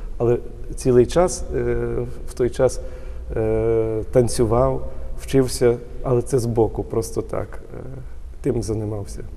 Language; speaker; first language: Ukrainian; early bilingual, heritage; Ukrainian